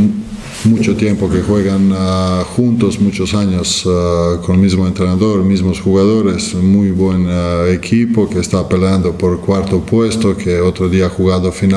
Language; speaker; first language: Spanish; non-native, fluent; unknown